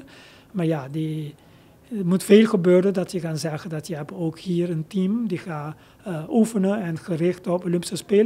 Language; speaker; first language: Dutch; non-native, local second language; Papiamento